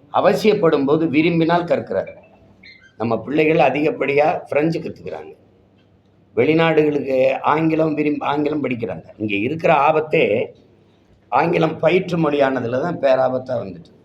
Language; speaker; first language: Tamil; native; Tamil